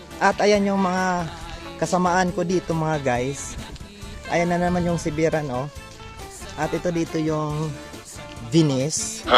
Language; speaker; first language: Filipino; non-native, local second language; Waray